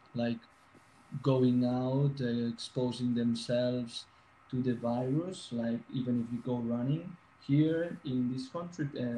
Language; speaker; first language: English; non-native, fluent; Spanish